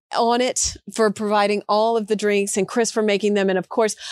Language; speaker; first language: English; early bilingual, other home language; Portuguese